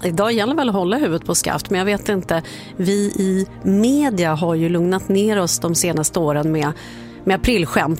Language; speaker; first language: Swedish; native; Swedish